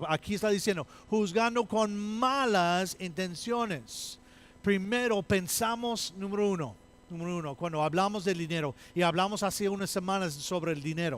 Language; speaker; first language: Spanish; non-native, fluent; English